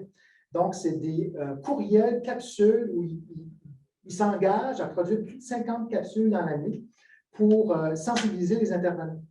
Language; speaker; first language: French; native; French